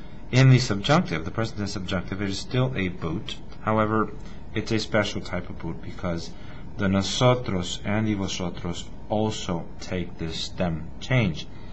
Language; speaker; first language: English; native; English